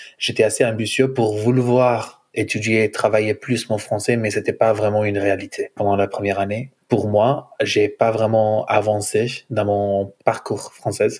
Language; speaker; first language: French; non-native, fluent; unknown